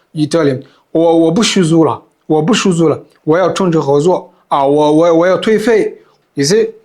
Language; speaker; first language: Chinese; non-native, fluent; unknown